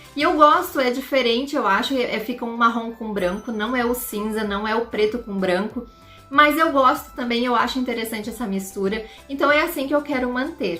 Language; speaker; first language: Portuguese; native; Portuguese